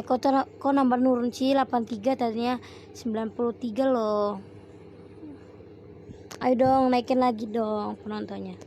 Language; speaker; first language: Indonesian; native; Indonesian